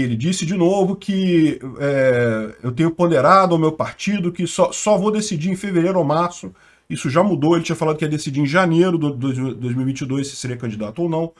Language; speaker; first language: Portuguese; native; Portuguese